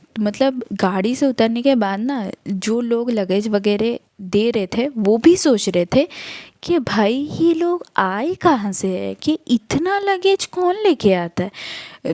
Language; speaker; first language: Hindi; non-native, local second language; Bangla